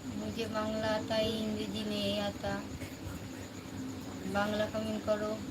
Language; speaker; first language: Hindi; non-native, learner; Bangla